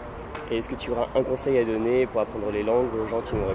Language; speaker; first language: French; native; French